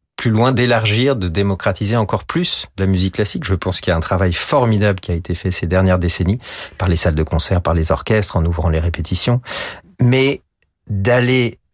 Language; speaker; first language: French; native; French